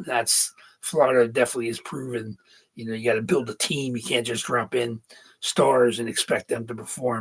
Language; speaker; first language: English; native; English